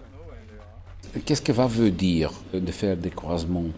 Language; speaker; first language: French; non-native, local second language; Dutch